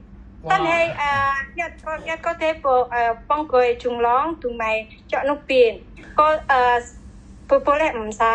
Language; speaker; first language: Cantonese; non-native, learner; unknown